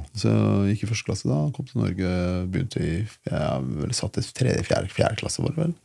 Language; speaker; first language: Norwegian; early bilingual, other home language; Persian